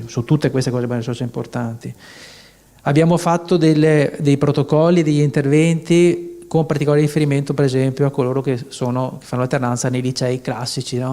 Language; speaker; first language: Italian; native; Italian